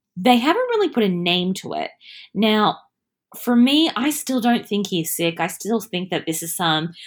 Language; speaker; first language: English; early bilingual, other home language; Italian